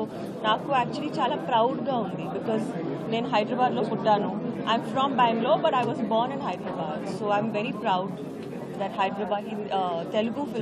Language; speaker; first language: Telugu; non-native, learner; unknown